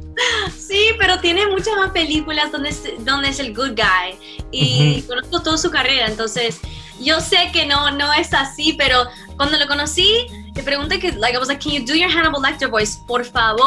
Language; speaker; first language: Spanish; early bilingual, heritage; Spanish